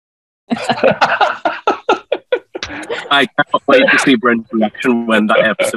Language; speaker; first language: English; native; English